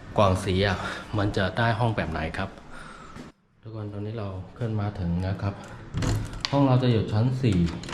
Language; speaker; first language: Thai; non-native, fluent; Chinese